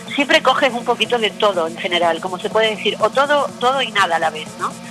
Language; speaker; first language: Spanish; native; Spanish